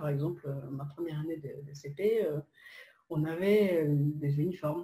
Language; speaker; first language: French; non-native, fluent; Polish